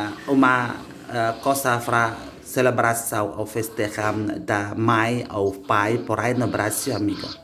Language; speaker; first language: Portuguese; non-native, learner; Indonesian